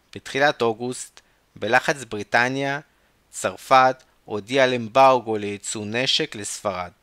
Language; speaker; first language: Hebrew; non-native, fluent; Russian